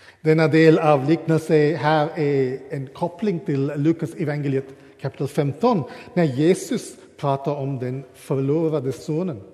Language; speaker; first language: Swedish; non-native, fluent; English